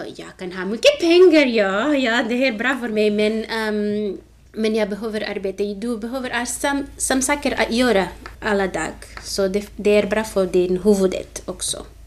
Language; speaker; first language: Swedish; non-native, learner; Portuguese